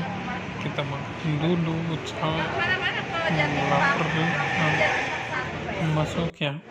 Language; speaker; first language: Indonesian; non-native, learner; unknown